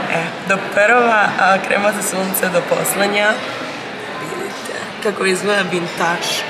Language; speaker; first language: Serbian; early bilingual, heritage; Serbian